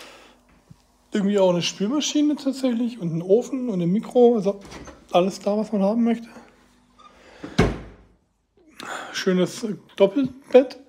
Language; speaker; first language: German; native; German